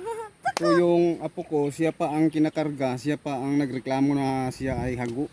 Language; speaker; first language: Filipino; non-native, local second language; Cebuano